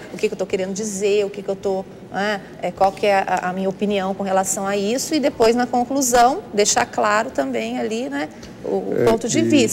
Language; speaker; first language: Portuguese; native; Portuguese